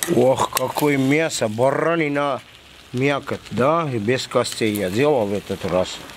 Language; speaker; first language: Russian; non-native, fluent; Armenian